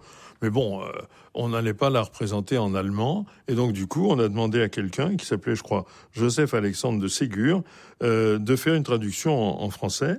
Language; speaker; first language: French; native; French